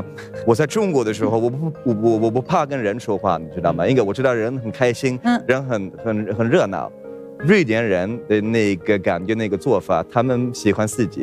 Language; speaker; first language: Chinese; non-native, fluent; Swedish